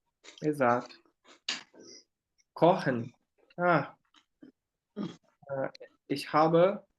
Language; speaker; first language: German; non-native, fluent; Portuguese